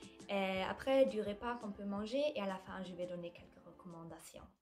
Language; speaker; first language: French; non-native, fluent; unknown